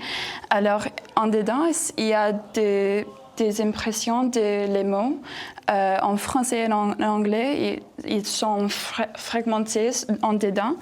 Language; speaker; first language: French; non-native, learner; English